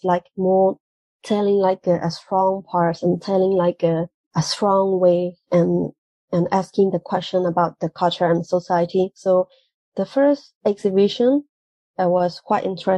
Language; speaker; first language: English; non-native, fluent; Burmese